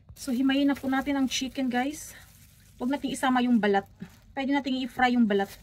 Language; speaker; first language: Filipino; non-native, local second language; Cebuano